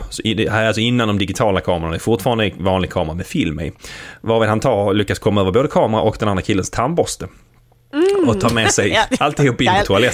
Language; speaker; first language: Swedish; native; Swedish